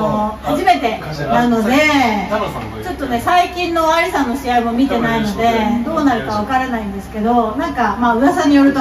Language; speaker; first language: Japanese; native; Japanese